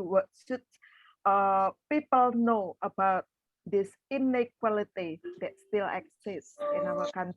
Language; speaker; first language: English; non-native, fluent; Indonesian